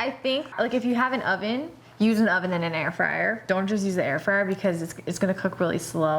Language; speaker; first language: English; native; English